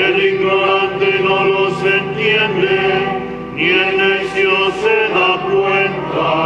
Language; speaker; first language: Spanish; native; Spanish